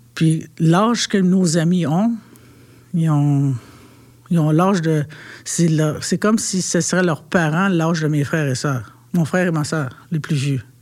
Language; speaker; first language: French; non-native, local second language; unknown